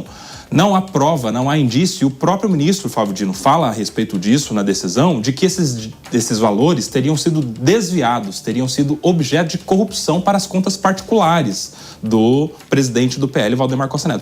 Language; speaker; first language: Portuguese; native; Portuguese